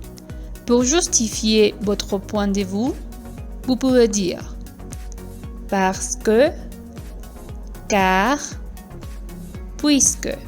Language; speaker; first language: French; non-native, fluent; Spanish